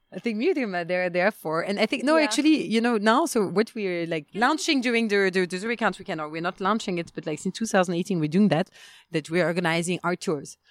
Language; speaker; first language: English; non-native, fluent; French